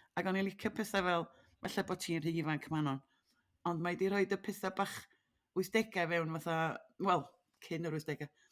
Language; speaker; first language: Welsh; native; Welsh